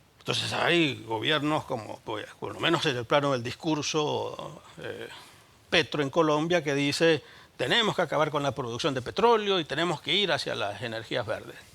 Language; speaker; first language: Spanish; native; Spanish